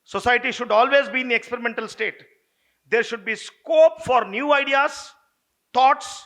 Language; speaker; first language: English; non-native, local second language; Kannada